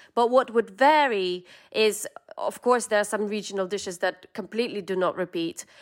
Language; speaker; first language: English; non-native, fluent; Russian